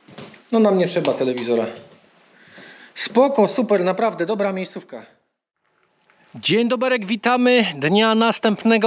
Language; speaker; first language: Polish; native; Polish